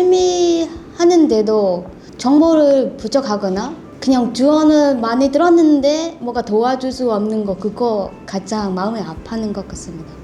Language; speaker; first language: Korean; non-native, learner; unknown